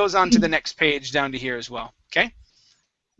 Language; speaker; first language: English; native; English